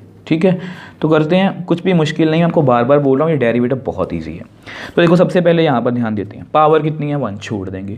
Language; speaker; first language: Hindi; native; Hindi